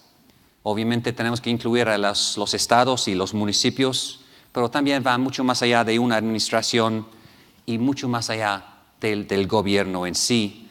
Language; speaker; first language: Spanish; non-native, fluent; English